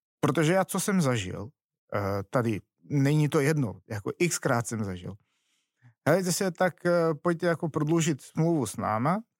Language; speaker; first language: Czech; non-native, fluent; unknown